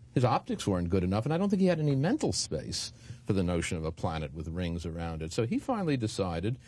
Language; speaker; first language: English; native; English